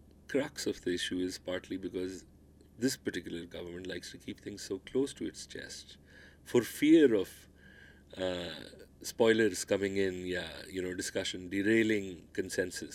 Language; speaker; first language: English; non-native, local second language; Pashto